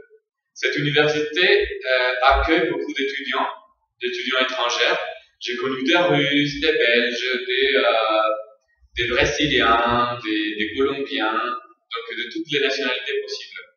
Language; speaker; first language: French; non-native, fluent; Spanish